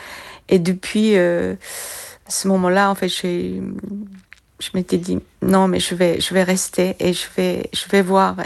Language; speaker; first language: French; non-native, fluent; Korean